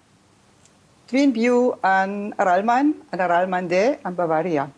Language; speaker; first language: Welsh; non-native, learner; German